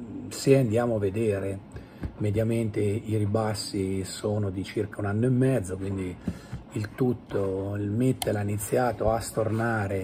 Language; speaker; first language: Italian; native; Italian